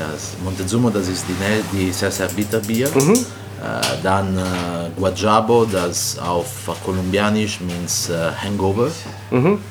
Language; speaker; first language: German; non-native, learner; Italian